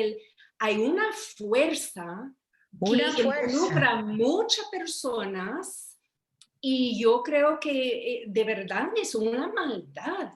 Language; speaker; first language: Spanish; early bilingual, heritage; Spanish